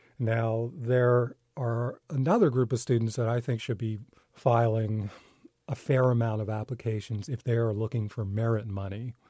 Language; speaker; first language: English; native; English